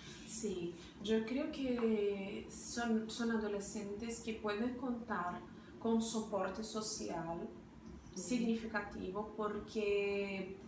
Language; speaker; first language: Spanish; non-native, fluent; Portuguese